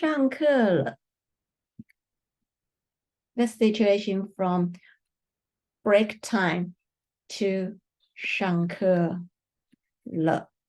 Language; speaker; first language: English; non-native, fluent; Chinese